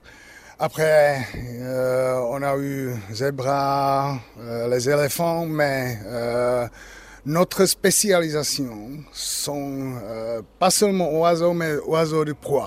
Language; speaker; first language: French; non-native, learner; Czech